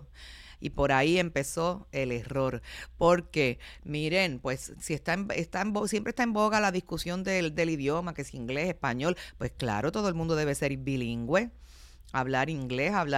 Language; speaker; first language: Spanish; native; Spanish